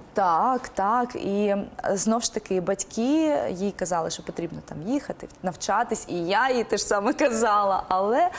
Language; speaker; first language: Ukrainian; non-native, local second language; Russian